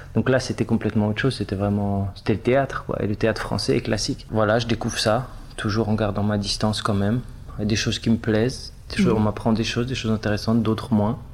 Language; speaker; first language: French; native; French